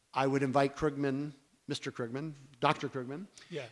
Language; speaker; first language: English; native; English